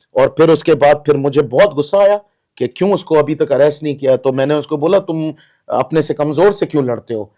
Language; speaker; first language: Urdu; non-native, local second language; Baluchi